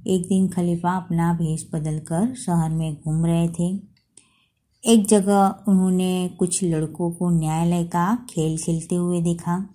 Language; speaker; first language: Hindi; non-native, local second language; Gujarati